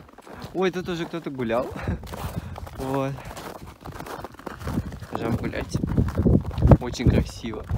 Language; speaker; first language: Russian; native; Russian